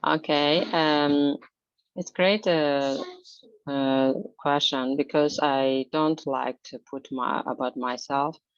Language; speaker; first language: English; non-native, learner; Azerbaijani